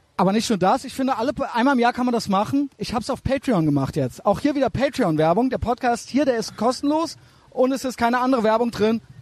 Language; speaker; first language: German; native; German